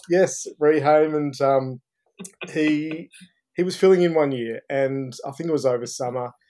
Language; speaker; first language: English; native; English